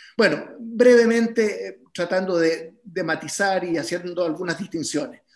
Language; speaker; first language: Spanish; native; Spanish